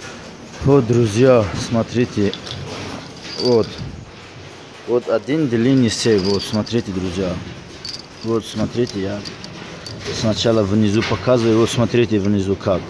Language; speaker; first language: Russian; non-native, fluent; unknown